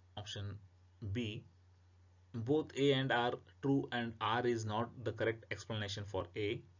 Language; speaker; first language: English; non-native, local second language; Kannada